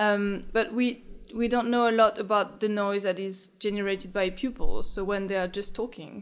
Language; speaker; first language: English; non-native, fluent; French